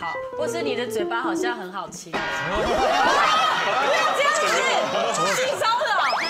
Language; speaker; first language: Chinese; native; Chinese